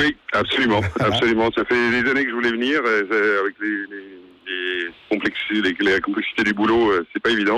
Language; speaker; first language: French; native; French